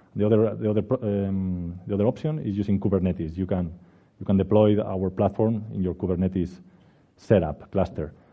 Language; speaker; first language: English; non-native, fluent; Spanish